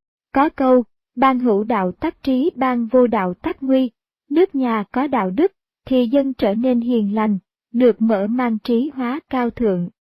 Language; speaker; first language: Vietnamese; native; Vietnamese